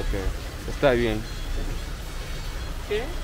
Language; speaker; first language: Spanish; non-native, learner; English